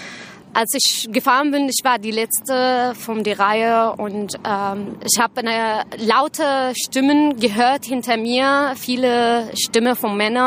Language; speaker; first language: German; non-native, learner; Arabic